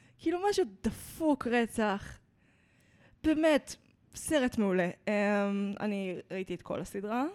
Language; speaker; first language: Hebrew; native; Hebrew